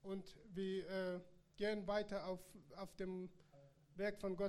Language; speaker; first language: German; non-native, learner; Persian